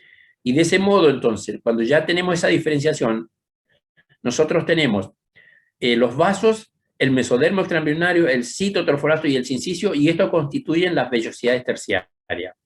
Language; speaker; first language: Spanish; native; Spanish